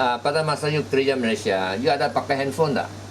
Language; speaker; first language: Malay; native; Malay